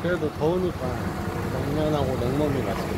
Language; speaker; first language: Korean; native; Korean